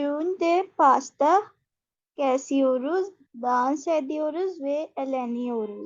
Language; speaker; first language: Turkish; non-native, learner; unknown